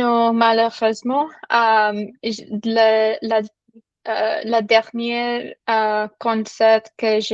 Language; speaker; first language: French; non-native, learner; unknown